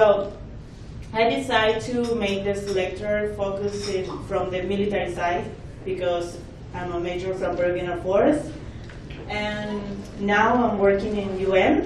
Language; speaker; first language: English; non-native, fluent; Spanish